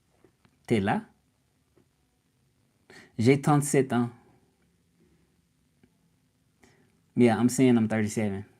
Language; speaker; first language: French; non-native, learner; English